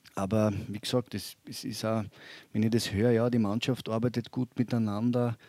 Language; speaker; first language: German; native; German